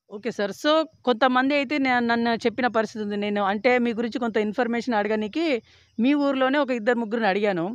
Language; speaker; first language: Telugu; native; Telugu